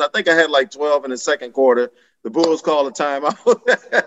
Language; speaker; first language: English; native; English